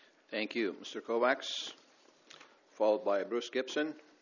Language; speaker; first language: English; native; English